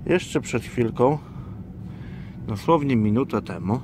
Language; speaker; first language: Polish; native; Polish